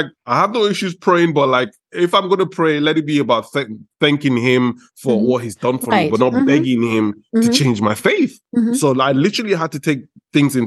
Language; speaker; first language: English; non-native, local second language; Yoruba